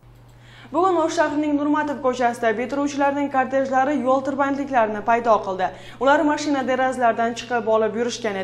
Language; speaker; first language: Kyrgyz; non-native, local second language; Uzbek